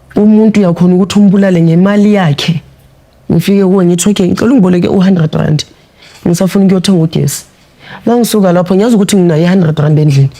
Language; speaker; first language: Zulu; non-native, local second language; Tsonga